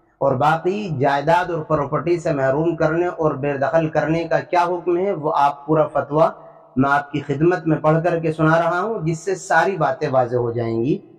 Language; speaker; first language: Urdu; native; Urdu